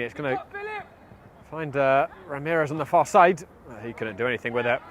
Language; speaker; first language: English; native; English